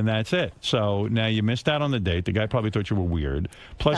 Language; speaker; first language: English; native; English